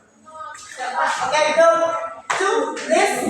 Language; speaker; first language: English; non-native, learner; Indonesian